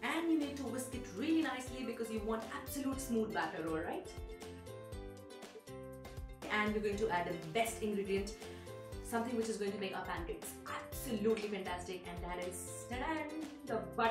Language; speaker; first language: English; non-native, local second language; Hindi